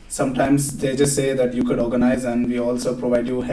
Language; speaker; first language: English; non-native, local second language; Telugu